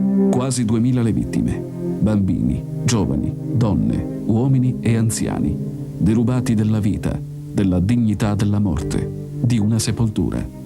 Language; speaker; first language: Italian; native; Italian